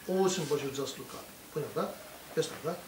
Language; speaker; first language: Russian; non-native, learner; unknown